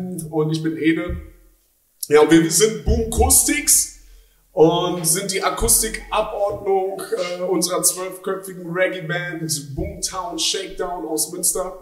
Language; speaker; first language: German; native; German